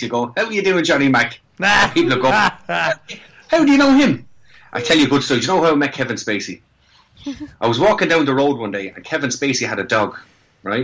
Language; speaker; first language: English; native; English